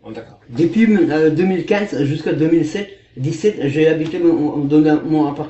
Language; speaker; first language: French; non-native, learner; Kazakh